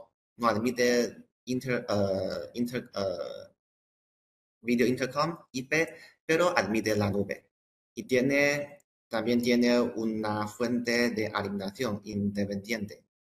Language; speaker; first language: Spanish; non-native, fluent; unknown